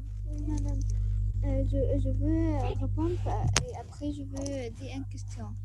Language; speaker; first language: French; non-native, learner; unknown